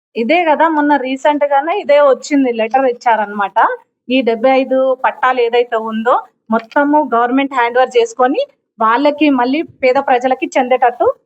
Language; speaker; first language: Telugu; native; Telugu